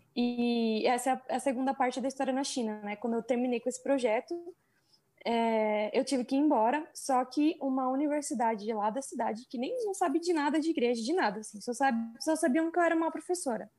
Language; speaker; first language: Portuguese; native; Portuguese